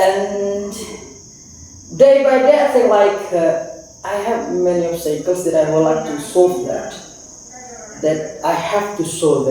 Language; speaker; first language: English; non-native, fluent; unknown